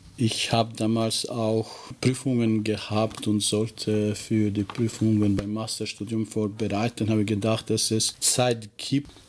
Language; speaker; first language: German; non-native, fluent; Albanian